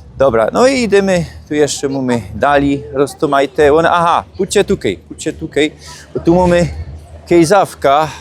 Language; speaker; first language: Polish; native; Polish